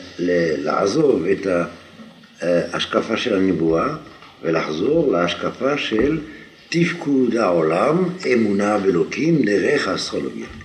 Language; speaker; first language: Hebrew; non-native, fluent; French